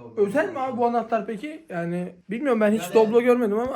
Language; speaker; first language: Turkish; native; Turkish